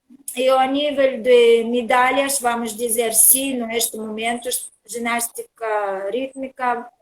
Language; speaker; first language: Portuguese; non-native, learner; Russian